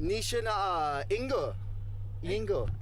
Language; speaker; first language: Chinese; non-native, learner; English